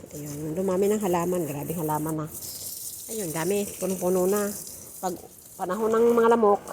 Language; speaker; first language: Filipino; non-native, local second language; Cebuano